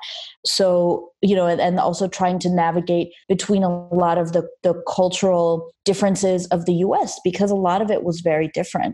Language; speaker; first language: English; early bilingual, other home language; Armenian